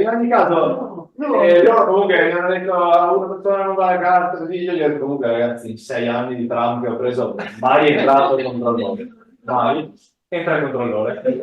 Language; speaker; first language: Italian; native; Italian